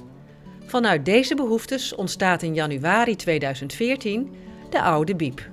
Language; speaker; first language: Dutch; native; Dutch